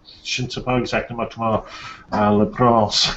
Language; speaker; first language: French; non-native, learner; English